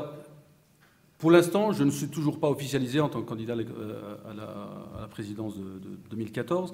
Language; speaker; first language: French; native; French